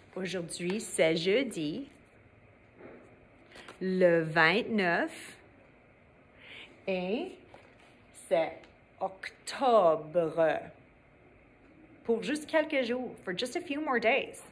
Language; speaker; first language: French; non-native, fluent; English